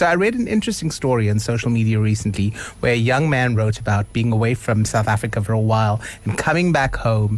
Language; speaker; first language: English; native; English